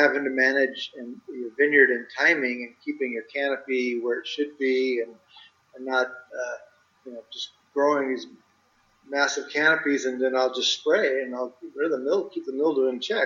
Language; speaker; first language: English; native; English